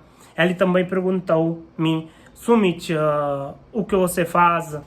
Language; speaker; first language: Portuguese; non-native, learner; Hindi